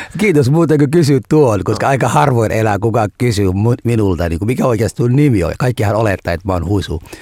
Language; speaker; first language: Finnish; non-native, fluent; Somali